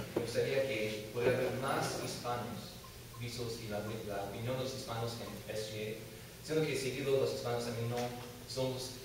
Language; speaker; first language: Spanish; early bilingual, heritage; Spanish